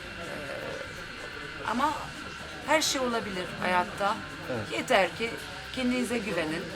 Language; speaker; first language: Turkish; early bilingual, heritage; Turkish